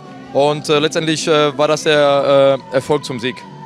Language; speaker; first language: German; native; German